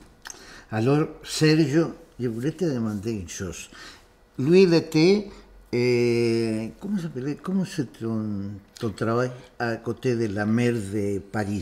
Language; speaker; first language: French; non-native, fluent; Spanish